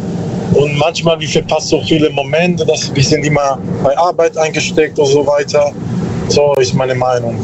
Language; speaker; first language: German; non-native, learner; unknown